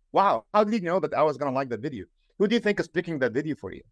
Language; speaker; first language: English; non-native, fluent; Arabic